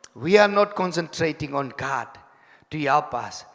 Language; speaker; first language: English; non-native, local second language; Afrikaans